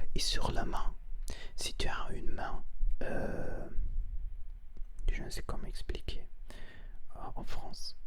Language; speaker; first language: French; non-native, learner; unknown